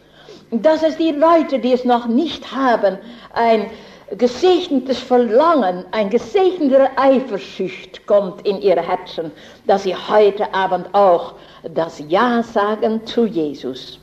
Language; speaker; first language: German; non-native, fluent; Dutch